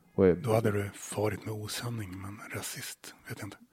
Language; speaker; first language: Swedish; native; Swedish